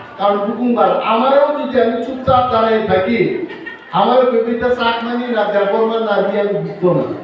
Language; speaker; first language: Bangla; non-native, local second language; Kok Borok